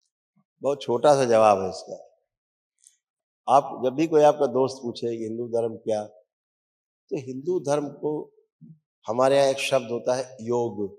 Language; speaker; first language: Hindi; native; Hindi